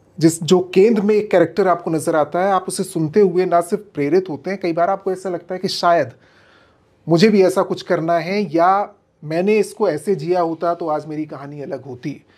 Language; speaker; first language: Hindi; native; Hindi